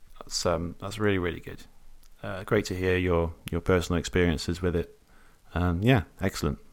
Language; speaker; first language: English; native; English